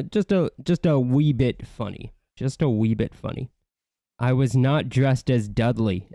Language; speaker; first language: English; native; English